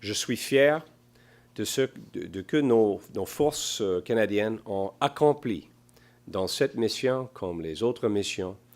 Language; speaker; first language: French; non-native, local second language; English